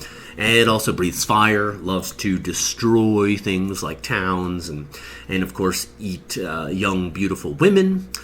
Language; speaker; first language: English; native; English